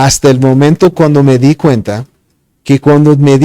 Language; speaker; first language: Spanish; non-native, fluent; English